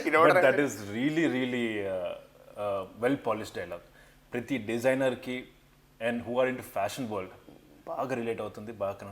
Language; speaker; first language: Telugu; native; Telugu